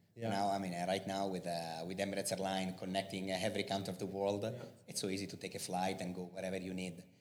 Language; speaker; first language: English; non-native, fluent; Italian